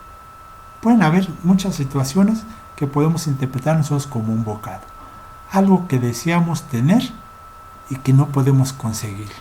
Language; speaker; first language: Spanish; native; Spanish